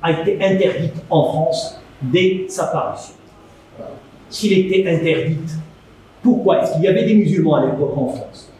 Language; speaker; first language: French; non-native, local second language; Arabic